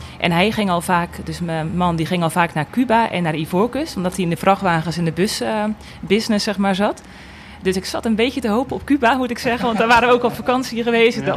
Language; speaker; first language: Dutch; native; Dutch